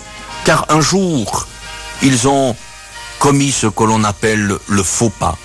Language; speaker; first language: French; native; French